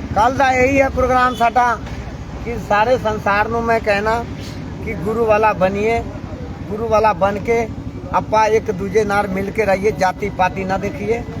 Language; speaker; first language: Punjabi; non-native, learner; Nepali